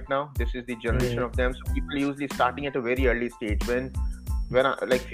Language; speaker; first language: English; non-native, local second language; Hindi